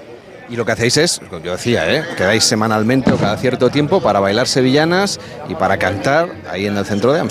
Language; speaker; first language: Spanish; native; Spanish